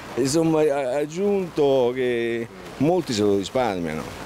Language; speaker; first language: Italian; native; Italian